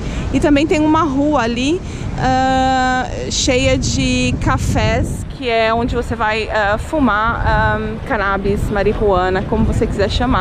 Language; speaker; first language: Portuguese; native; Portuguese